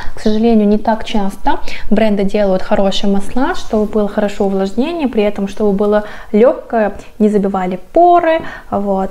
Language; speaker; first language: Russian; non-native, fluent; Korean